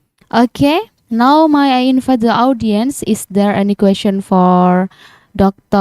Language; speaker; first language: English; non-native, learner; Indonesian